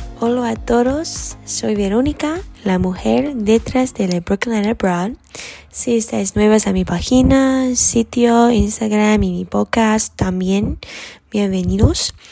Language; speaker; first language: Spanish; non-native, learner; English